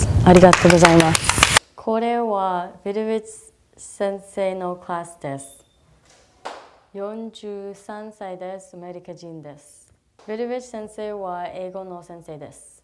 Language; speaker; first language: Japanese; non-native, learner; English